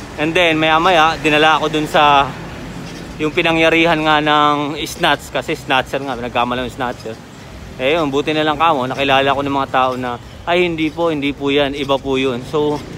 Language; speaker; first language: Filipino; native; Filipino